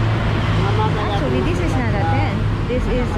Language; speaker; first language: English; non-native, local second language; Filipino